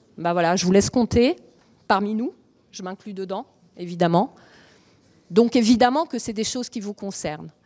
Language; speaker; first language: French; early bilingual, other home language; Romanian